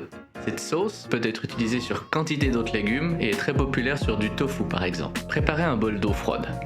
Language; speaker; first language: French; native; French